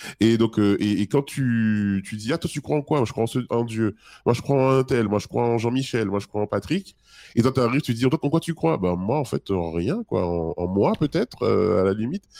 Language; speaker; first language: French; native; French